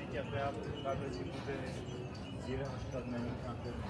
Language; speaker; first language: Persian; native; Persian